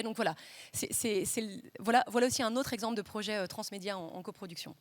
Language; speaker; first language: French; native; French